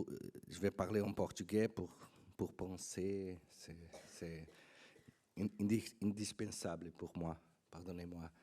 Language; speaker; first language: French; non-native, learner; Portuguese